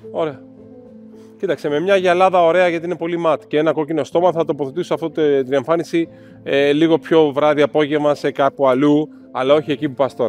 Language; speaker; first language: Greek; native; Greek